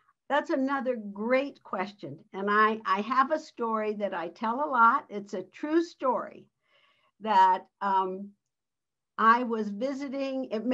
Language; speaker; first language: English; early bilingual, other home language; Spanish